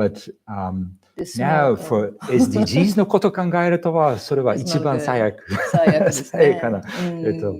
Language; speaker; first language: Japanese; non-native, fluent; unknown